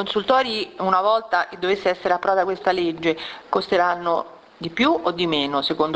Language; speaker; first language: Italian; native; Italian